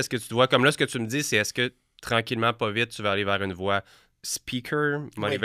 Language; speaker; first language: French; native; French